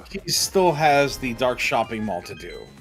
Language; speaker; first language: English; native; English